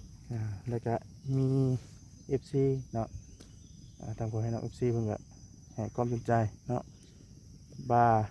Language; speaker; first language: Thai; non-native, local second language; Lao